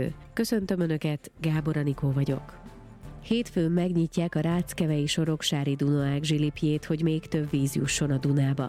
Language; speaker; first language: Hungarian; native; Hungarian